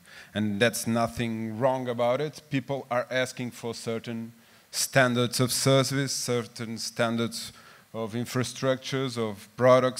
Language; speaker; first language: English; non-native, fluent; Portuguese